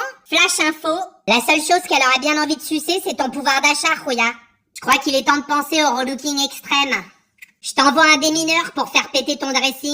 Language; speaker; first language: French; native; French